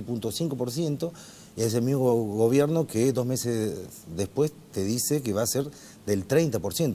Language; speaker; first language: Spanish; native; Spanish